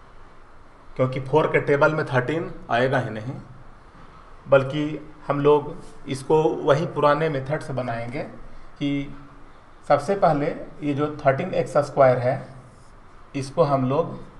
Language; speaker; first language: Hindi; native; Hindi